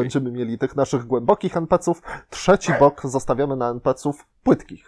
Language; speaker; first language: Polish; native; Polish